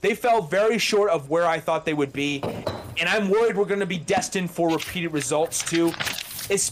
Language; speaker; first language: English; native; English